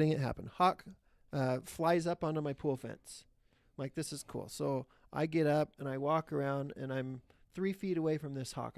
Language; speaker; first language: English; native; English